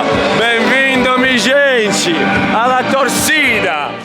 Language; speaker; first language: Portuguese; non-native, fluent; Spanish